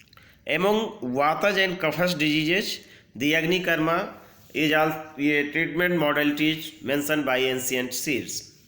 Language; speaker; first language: English; non-native, local second language; Hindi